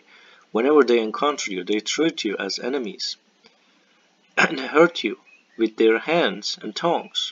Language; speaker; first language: English; non-native, fluent; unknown